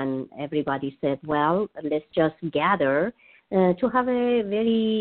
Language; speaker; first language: English; non-native, fluent; Persian